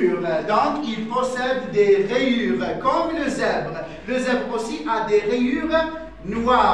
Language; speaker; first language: French; non-native, fluent; Arabic